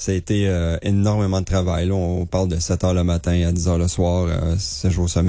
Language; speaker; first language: French; native; French